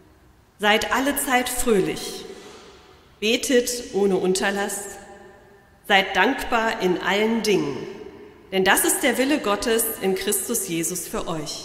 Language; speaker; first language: German; native; German